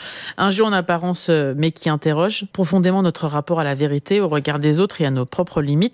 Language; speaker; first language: French; native; French